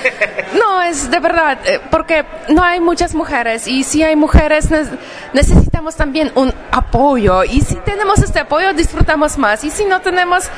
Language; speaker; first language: Spanish; non-native, fluent; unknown